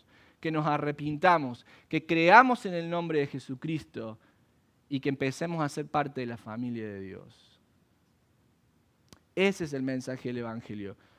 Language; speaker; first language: Spanish; native; Spanish